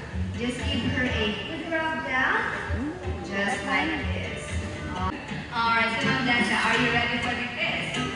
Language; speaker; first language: English; non-native, local second language; Filipino